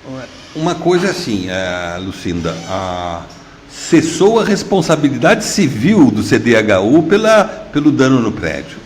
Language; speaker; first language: Portuguese; native; Portuguese